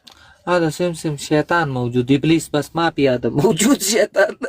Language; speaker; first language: Arabic; non-native, learner; Pashto